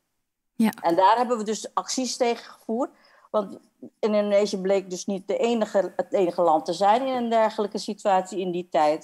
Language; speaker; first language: Dutch; non-native, fluent; Indonesian